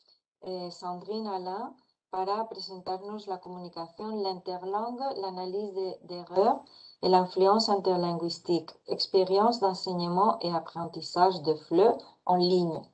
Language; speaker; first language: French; non-native, fluent; Spanish